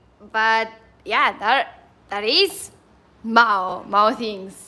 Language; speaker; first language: English; non-native, learner; Japanese